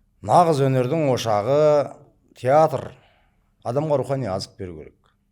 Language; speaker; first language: Kazakh; early bilingual, heritage; Kazakh